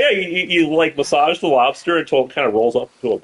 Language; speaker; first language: English; native; English